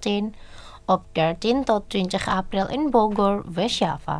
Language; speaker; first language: Dutch; non-native, fluent; Indonesian